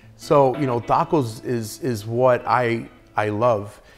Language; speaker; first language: English; native; English